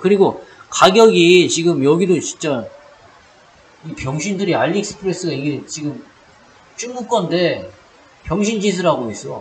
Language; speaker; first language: Korean; native; Korean